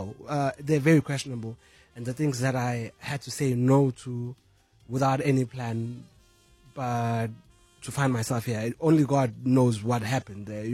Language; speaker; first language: English; non-native, local second language; Zulu